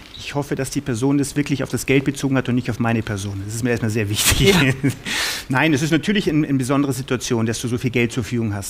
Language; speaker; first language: German; native; German